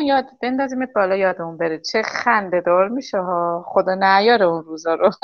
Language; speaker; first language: Persian; native; Persian